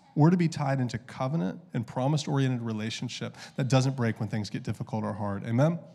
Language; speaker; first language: English; native; English